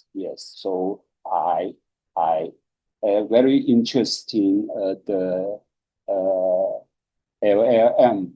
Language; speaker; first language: English; non-native, learner; Chinese